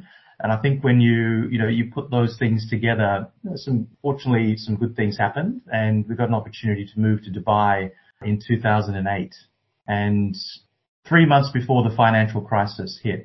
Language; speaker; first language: English; native; English